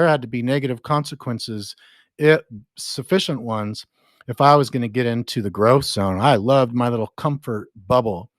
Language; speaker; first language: English; native; English